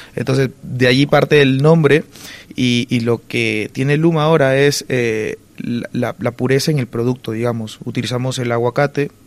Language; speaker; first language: Spanish; native; Spanish